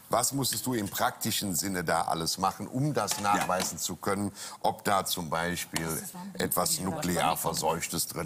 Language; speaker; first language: German; native; German